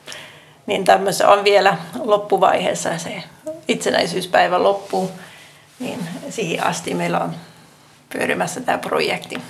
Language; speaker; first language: Finnish; non-native, fluent; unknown